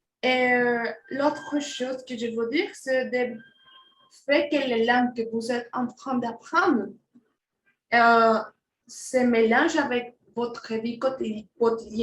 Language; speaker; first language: French; non-native, fluent; Spanish